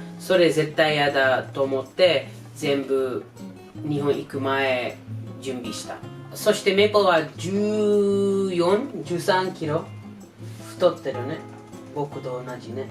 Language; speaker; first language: Japanese; non-native, learner; English